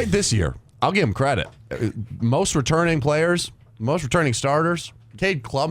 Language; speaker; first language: English; native; English